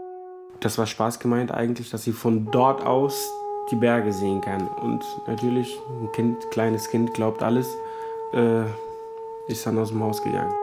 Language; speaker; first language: German; non-native, fluent; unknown